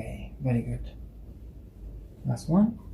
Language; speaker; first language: English; non-native, learner; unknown